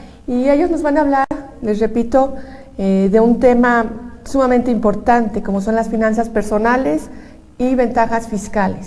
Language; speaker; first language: Spanish; native; Spanish